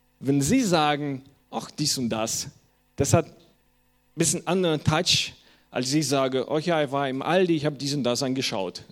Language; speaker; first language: German; non-native, fluent; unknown